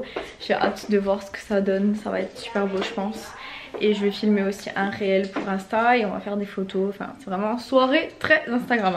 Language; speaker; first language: French; native; French